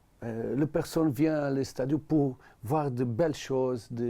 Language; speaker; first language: French; non-native, learner; Portuguese